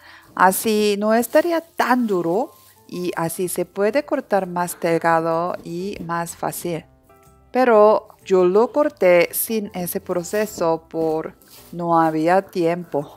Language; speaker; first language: Spanish; non-native, learner; Korean